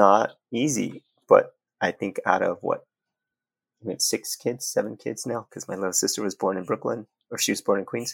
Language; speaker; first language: English; native; English